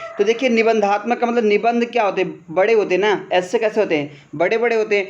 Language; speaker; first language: Hindi; native; Hindi